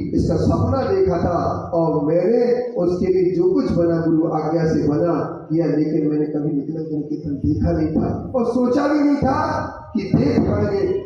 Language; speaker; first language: Hindi; native; Hindi